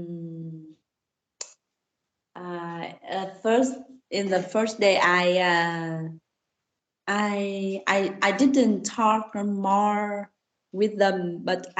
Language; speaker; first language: English; non-native, learner; Vietnamese